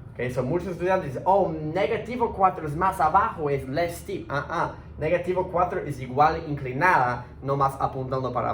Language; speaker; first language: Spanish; early bilingual, heritage; Spanish